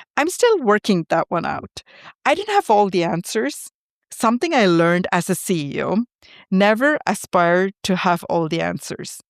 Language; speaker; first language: English; non-native, fluent; Tamil